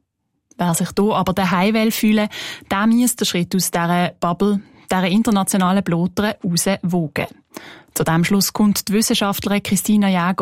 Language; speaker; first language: German; native; German